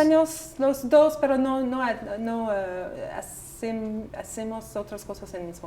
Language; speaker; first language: Spanish; non-native, learner; English